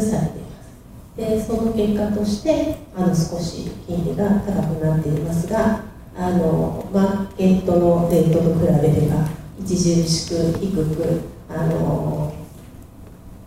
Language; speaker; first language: Japanese; native; Japanese